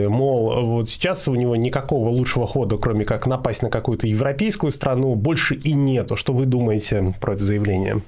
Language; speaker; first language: Russian; native; Russian